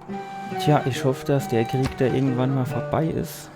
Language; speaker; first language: German; native; German